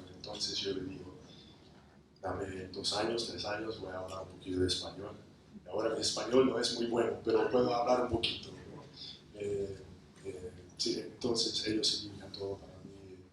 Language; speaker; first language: Spanish; non-native, fluent; English